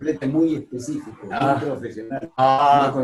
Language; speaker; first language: Spanish; native; Spanish